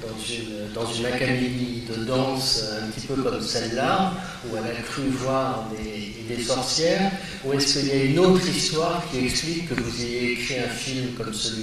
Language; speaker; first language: French; native; French